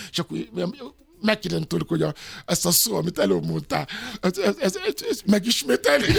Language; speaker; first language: Hungarian; non-native, fluent; Yoruba